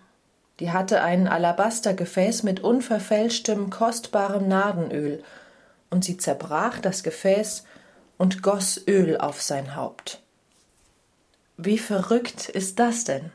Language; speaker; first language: German; native; German